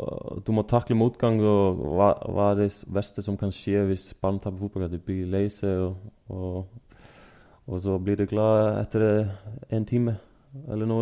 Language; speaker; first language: Norwegian; non-native, fluent; Icelandic